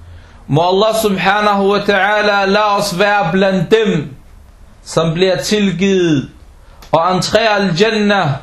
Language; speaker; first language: Danish; early bilingual, other home language; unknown